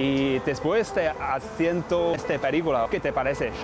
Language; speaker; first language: Spanish; non-native, learner; Chinese